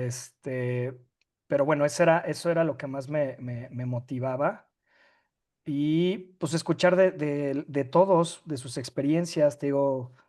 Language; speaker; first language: Spanish; native; Spanish